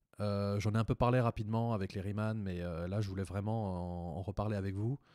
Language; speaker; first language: French; native; French